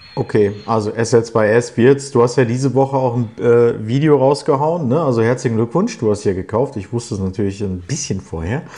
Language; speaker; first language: German; early bilingual, other home language; Turkish